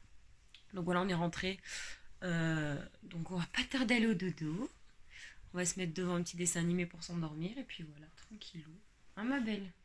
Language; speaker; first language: French; native; French